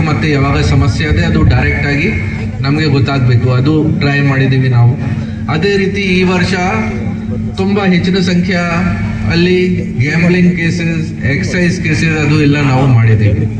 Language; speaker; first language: Kannada; non-native, learner; Hindi